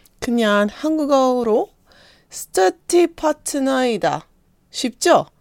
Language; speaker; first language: Korean; non-native, learner; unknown